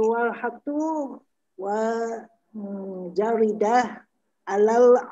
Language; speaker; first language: Arabic; non-native, learner; Malay